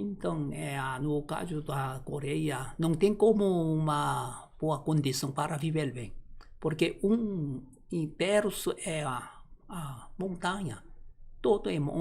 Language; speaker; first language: Portuguese; non-native, learner; Korean